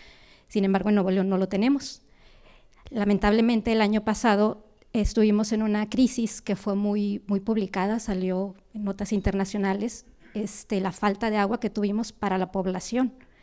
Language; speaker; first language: Spanish; native; Spanish